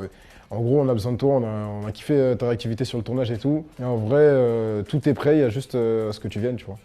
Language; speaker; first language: French; native; French